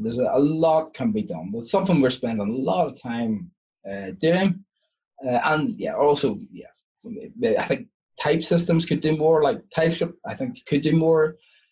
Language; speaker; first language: English; native; English